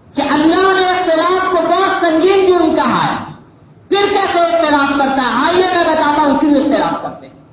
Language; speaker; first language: Urdu; native; Urdu